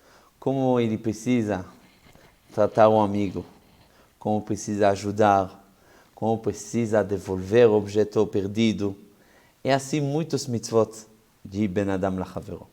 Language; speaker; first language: Portuguese; non-native, fluent; Hebrew